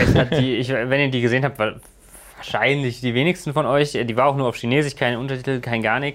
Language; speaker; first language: German; native; German